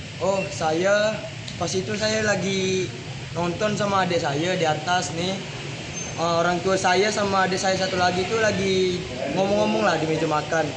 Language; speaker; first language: Indonesian; native; Indonesian